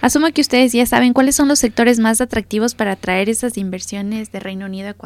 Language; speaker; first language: Spanish; native; Spanish